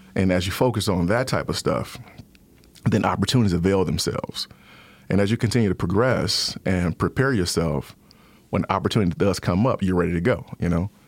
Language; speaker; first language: English; native; English